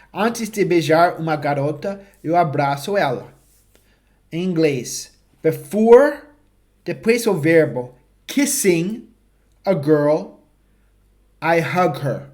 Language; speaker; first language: Portuguese; non-native, fluent; English